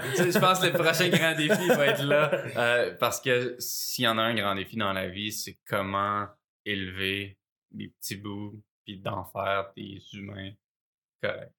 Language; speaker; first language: French; native; French